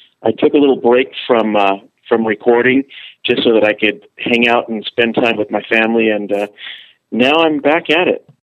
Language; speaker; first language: English; early bilingual, other home language; Spanish